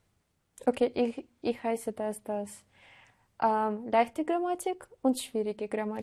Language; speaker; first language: German; non-native, learner; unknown